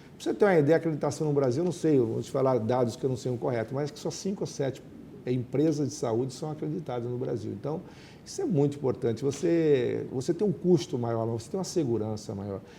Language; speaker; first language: Portuguese; native; Portuguese